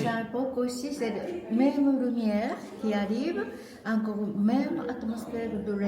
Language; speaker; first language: French; non-native, learner; Japanese